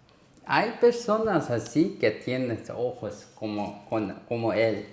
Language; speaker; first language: Spanish; non-native, learner; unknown